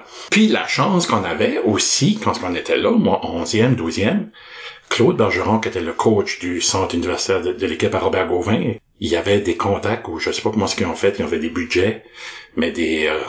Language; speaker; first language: French; native; French